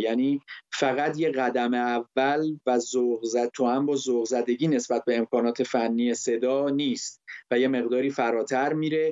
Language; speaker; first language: Persian; native; Persian